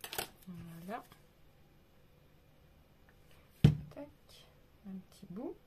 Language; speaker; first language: French; native; French